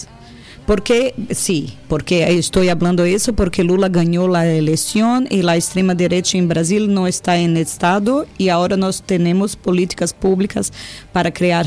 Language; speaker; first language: Spanish; non-native, learner; Portuguese